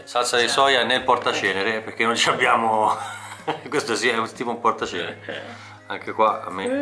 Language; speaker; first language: Italian; native; Italian